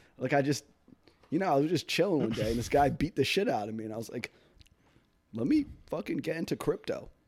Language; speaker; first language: English; native; English